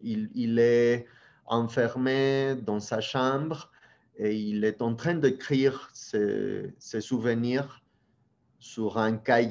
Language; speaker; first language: French; non-native, fluent; Spanish